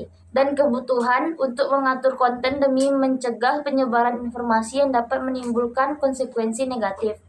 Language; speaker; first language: Indonesian; native; Indonesian